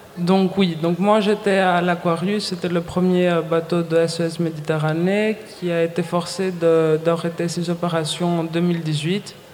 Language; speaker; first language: French; non-native, fluent; Greek